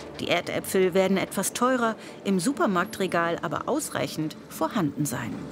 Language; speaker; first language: German; native; German